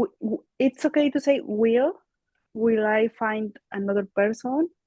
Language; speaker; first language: English; non-native, learner; Spanish